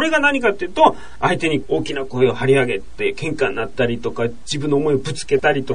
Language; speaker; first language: Japanese; native; Japanese